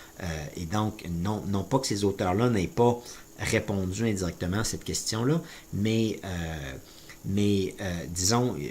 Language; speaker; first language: French; native; French